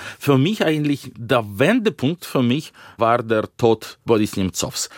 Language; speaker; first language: German; non-native, fluent; Russian